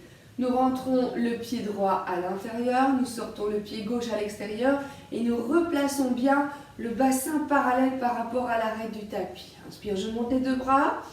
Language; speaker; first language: French; native; French